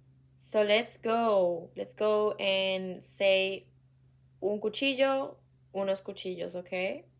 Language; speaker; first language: Spanish; non-native, fluent; English